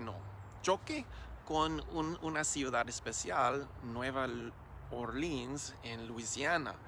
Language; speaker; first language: Spanish; non-native, learner; English